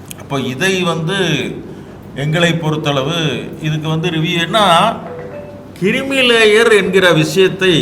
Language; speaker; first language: Tamil; native; Tamil